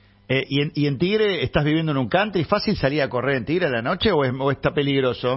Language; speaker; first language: Spanish; native; Spanish